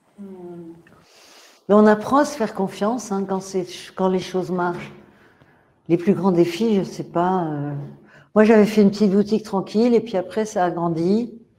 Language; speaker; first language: French; native; French